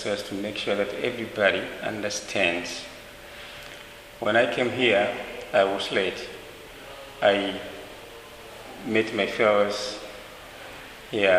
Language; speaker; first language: English; non-native, local second language; Swahili